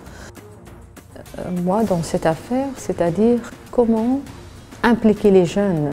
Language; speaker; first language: French; early bilingual, other home language; Arabic